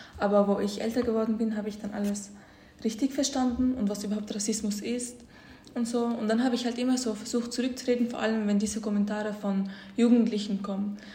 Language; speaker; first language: German; early bilingual, other home language; Arabic